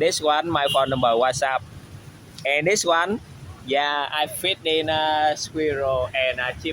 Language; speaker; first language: English; non-native, learner; Vietnamese